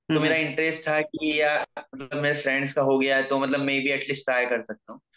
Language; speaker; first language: Hindi; native; Hindi